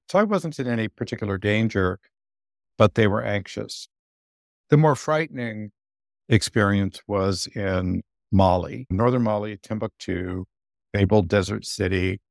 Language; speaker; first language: English; native; English